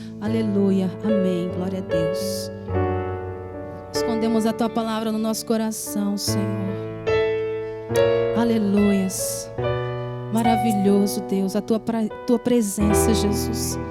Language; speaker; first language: Portuguese; native; Portuguese